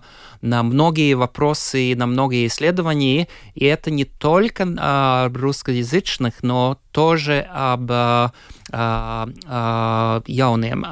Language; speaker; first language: Russian; non-native, local second language; Latvian